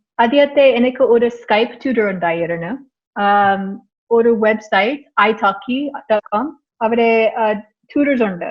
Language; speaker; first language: Malayalam; non-native, learner; English